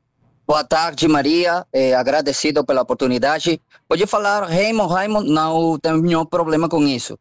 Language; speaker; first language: Portuguese; non-native, fluent; Spanish